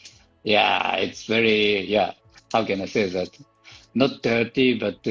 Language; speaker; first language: English; non-native, learner; Japanese